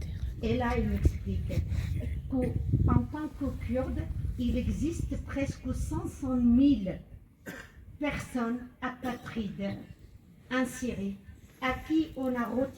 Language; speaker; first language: French; non-native, fluent; Arabic